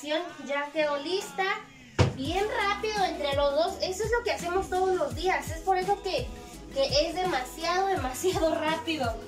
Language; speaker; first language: Spanish; native; Spanish